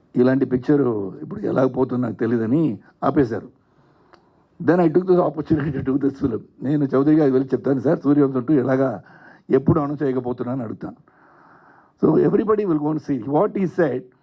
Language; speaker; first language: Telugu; non-native, learner; Tamil